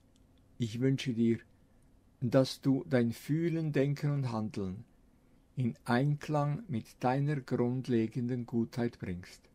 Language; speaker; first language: German; non-native, fluent; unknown